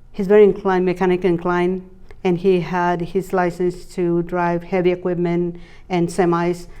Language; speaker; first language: English; non-native, fluent; Spanish